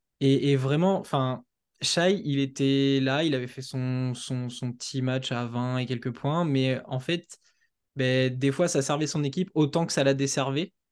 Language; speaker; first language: French; native; French